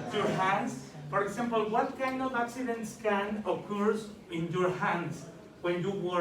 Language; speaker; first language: English; non-native, learner; Spanish